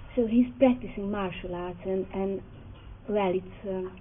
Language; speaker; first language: English; non-native, fluent; Hungarian